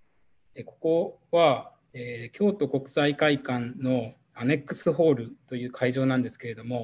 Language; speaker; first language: Japanese; native; Japanese